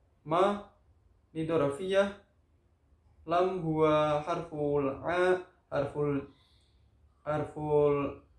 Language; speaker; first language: Arabic; non-native, learner; Indonesian